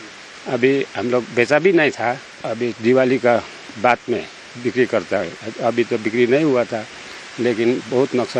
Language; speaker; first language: Hindi; non-native, local second language; Nepali